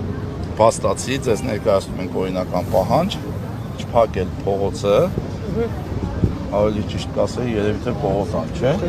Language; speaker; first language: Armenian; native; Armenian